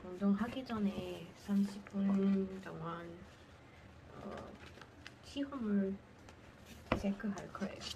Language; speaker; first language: Korean; non-native, learner; Portuguese